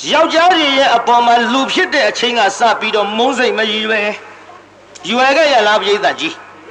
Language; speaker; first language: Burmese; native; Burmese